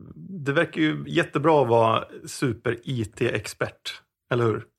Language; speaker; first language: Swedish; native; Swedish